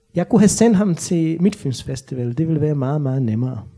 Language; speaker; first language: Danish; non-native, fluent; Bosnian